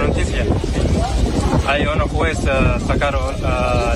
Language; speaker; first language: Spanish; non-native, learner; Arabic